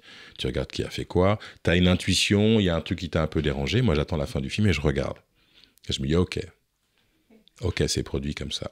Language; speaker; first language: French; native; French